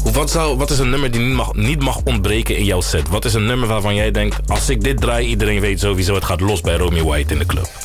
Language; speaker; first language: Dutch; native; Dutch